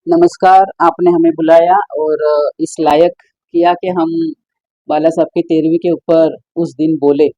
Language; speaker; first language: Hindi; non-native, local second language; Marathi